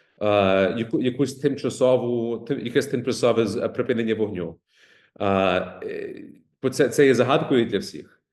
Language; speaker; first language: Ukrainian; early bilingual, heritage; Ukrainian